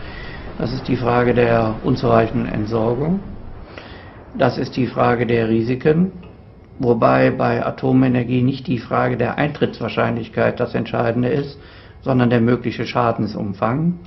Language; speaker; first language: German; native; German